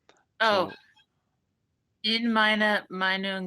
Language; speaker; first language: German; non-native, learner; English